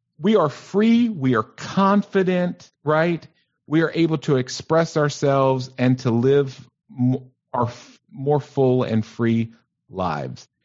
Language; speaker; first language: English; native; English